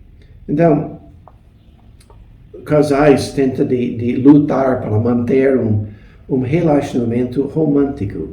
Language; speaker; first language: Portuguese; non-native, fluent; English